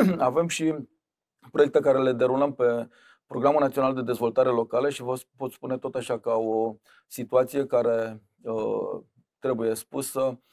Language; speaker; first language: Romanian; native; Romanian